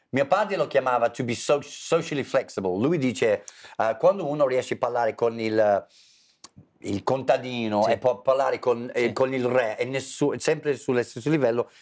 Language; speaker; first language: Italian; non-native, fluent; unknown